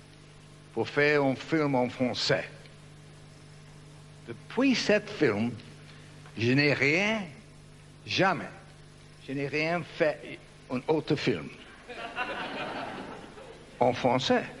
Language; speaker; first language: French; non-native, learner; English